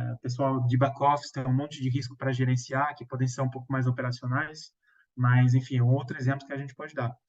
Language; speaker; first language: Portuguese; non-native, fluent; French